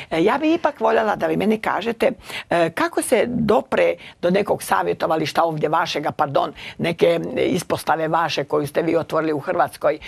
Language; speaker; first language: Croatian; native; Croatian